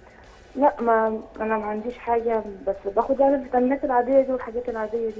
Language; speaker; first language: Arabic; native; Arabic